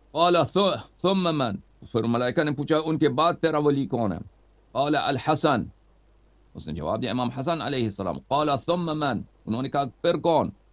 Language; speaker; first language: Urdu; non-native, fluent; Persian